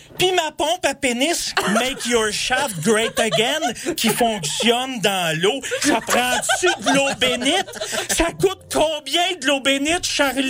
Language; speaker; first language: French; native; French